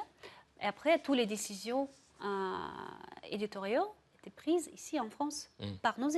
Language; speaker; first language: French; non-native, fluent; Russian